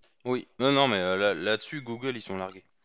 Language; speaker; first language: French; native; French